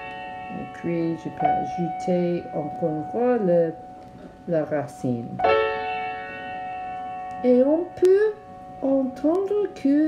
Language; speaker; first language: French; non-native, learner; English